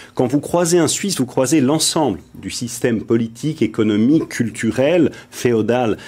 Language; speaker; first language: French; native; French